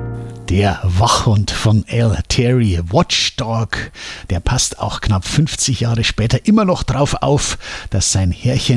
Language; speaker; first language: German; native; German